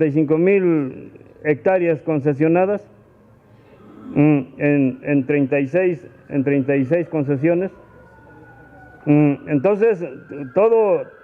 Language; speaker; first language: Spanish; native; Spanish